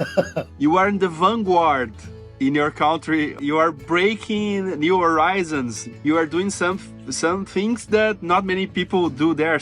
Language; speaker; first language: English; non-native, fluent; Portuguese